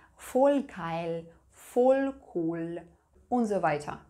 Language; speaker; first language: German; non-native, fluent; Russian